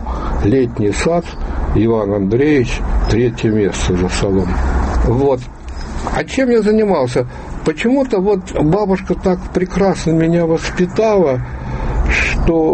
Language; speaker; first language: Russian; native; Russian